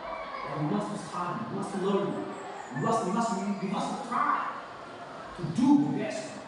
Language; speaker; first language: English; non-native, learner; Indonesian